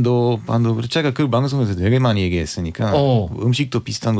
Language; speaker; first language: Korean; non-native, fluent; Bulgarian